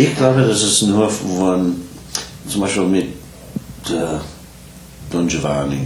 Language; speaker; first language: German; non-native, learner; English